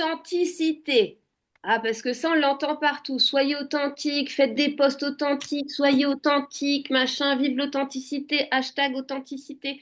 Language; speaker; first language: French; native; French